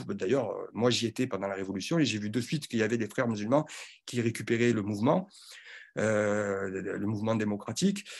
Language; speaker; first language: French; native; French